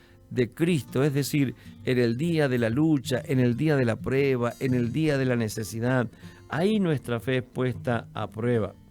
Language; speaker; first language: Spanish; native; Spanish